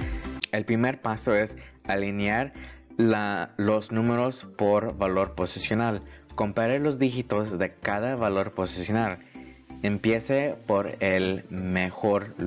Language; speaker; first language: Spanish; early bilingual, heritage; Spanish